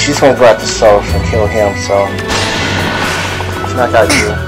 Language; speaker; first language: English; native; English